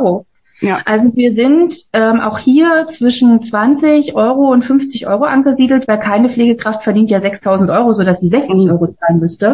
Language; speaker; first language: German; native; German